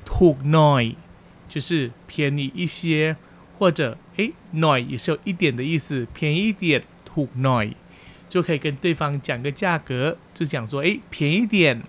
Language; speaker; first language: Chinese; early bilingual, heritage; Chinese